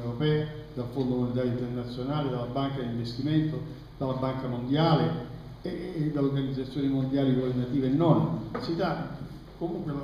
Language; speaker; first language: Italian; native; Italian